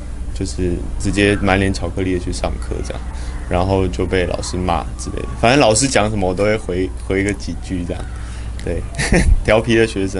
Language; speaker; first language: Chinese; native; Chinese